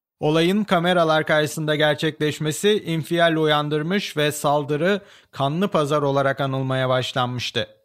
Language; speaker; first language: Turkish; native; Turkish